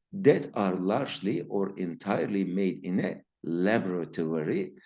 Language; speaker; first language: English; non-native, fluent; Turkish